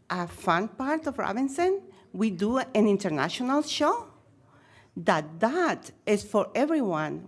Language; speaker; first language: English; non-native, fluent; Spanish